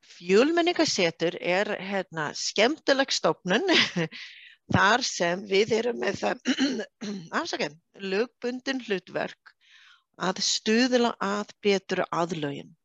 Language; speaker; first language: Icelandic; non-native, fluent; English